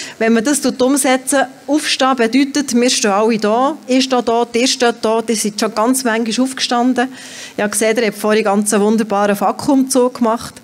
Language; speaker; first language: German; native; German